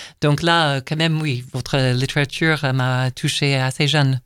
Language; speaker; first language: French; non-native, fluent; English